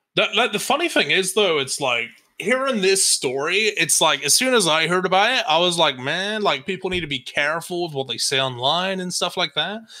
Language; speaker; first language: English; native; English